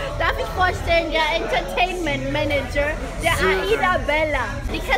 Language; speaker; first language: German; native; German